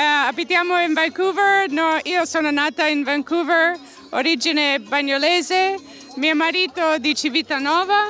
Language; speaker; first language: Italian; early bilingual, heritage; Italian